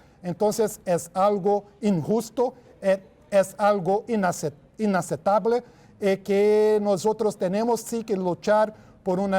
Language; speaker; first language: Spanish; non-native, fluent; Portuguese